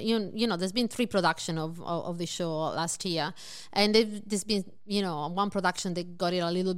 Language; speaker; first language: English; non-native, fluent; Italian